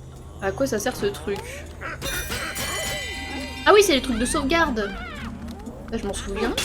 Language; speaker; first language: French; native; French